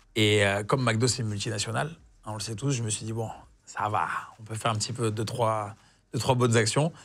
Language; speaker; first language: French; native; French